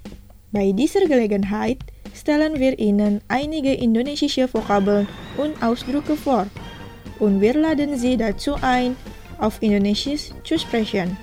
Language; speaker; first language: German; non-native, fluent; Indonesian